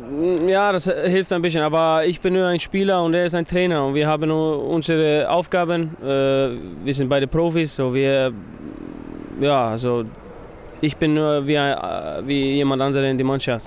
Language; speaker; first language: German; non-native, fluent; Icelandic